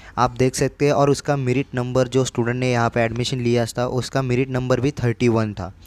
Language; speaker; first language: Hindi; non-native, local second language; Marathi